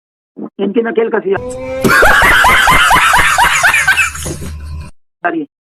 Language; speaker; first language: Hindi; native; Hindi